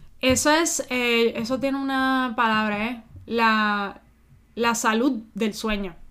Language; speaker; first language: Spanish; early bilingual, heritage; Spanish